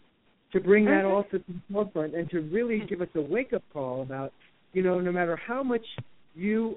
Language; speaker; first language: English; native; English